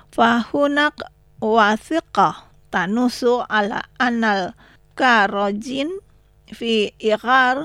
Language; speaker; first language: Arabic; non-native, learner; Indonesian